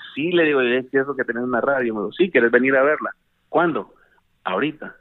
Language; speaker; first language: Spanish; native; Spanish